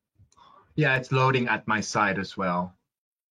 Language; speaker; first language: English; non-native, fluent; Chinese